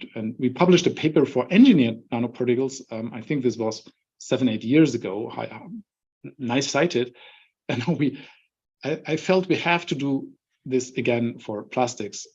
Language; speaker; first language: English; non-native, fluent; German